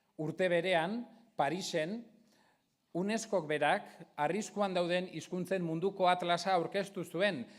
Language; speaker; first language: Basque; non-native, local second language; Spanish